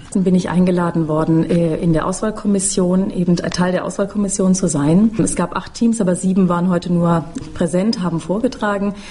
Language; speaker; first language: German; native; German